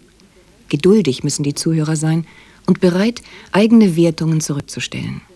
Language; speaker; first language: German; native; German